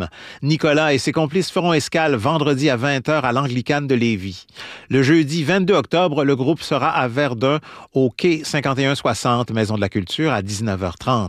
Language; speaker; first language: French; native; French